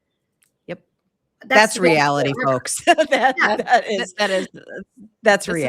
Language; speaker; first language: English; native; English